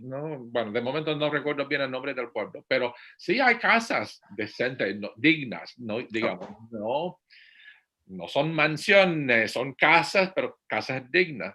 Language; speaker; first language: Spanish; non-native, fluent; English